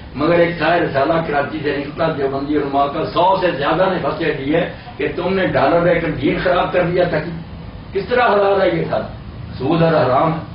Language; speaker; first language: Urdu; non-native, local second language; Punjabi